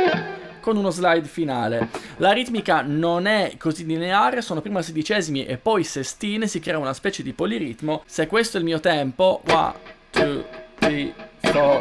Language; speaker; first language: Italian; native; Italian